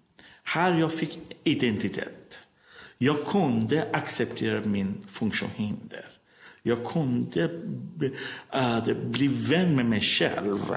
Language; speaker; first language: Swedish; non-native, learner; Persian